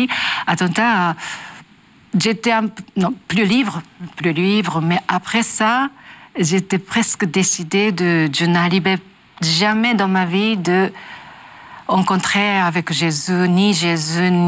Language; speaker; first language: French; non-native, learner; Japanese